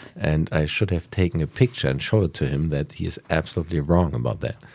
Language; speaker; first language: English; non-native, fluent; German